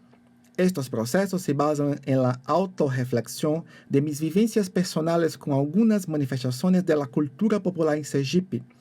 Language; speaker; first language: Spanish; non-native, fluent; Portuguese